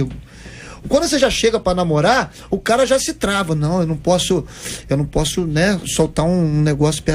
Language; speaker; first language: Portuguese; native; Portuguese